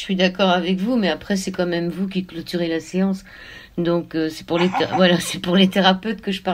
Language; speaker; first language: French; native; French